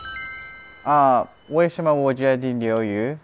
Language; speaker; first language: Chinese; non-native, learner; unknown